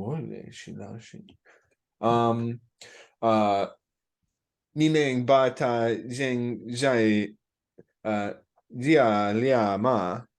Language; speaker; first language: Chinese; non-native, learner; English